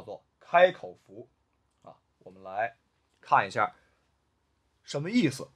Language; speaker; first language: Chinese; native; Chinese